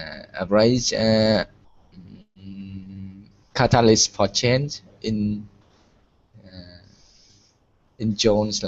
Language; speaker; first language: English; non-native, learner; Vietnamese